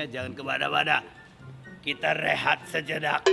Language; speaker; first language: Indonesian; native; Indonesian